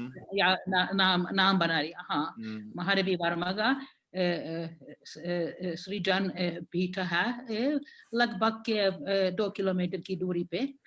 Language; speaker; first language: Hindi; non-native, fluent; Finnish